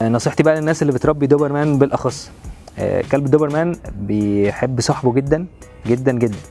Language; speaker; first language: Arabic; native; Arabic